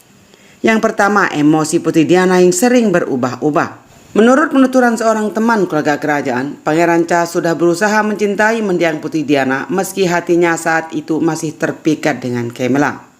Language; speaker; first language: Indonesian; native; Indonesian